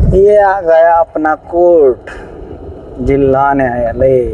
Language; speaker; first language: Hindi; non-native, local second language; Marathi